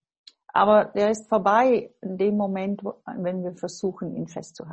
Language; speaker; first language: German; non-native, fluent; English